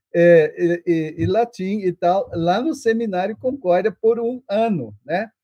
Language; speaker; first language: Portuguese; non-native, local second language; German